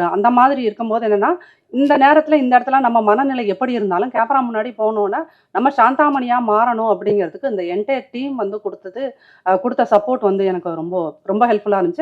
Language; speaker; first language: Tamil; native; Tamil